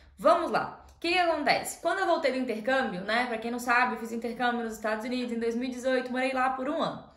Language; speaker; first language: Portuguese; native; Portuguese